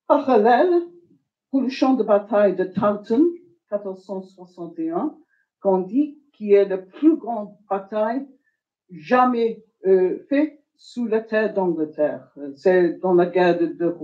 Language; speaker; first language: French; non-native, fluent; English